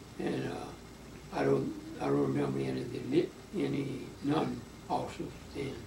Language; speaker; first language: English; native; English